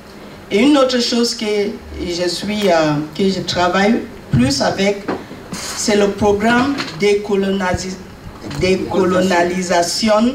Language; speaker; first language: French; non-native, learner; English